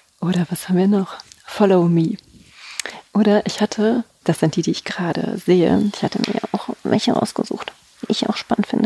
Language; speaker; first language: German; native; German